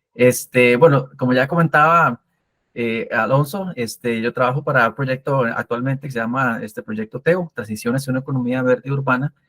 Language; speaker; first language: Spanish; native; Spanish